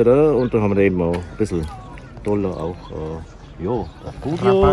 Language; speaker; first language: German; native; German